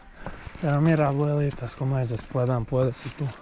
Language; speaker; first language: Spanish; non-native, learner; Croatian